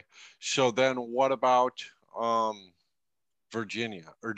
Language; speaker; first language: English; native; English